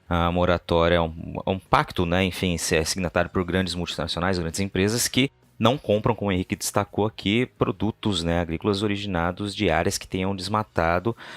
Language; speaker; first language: Portuguese; native; Portuguese